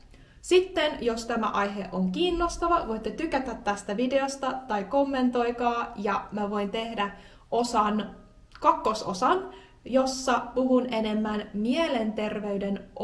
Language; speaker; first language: Finnish; native; Finnish